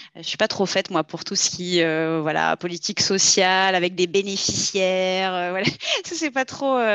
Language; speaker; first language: French; native; French